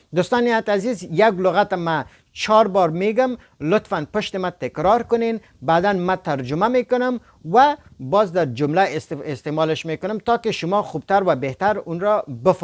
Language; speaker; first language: Persian; non-native, local second language; Pashto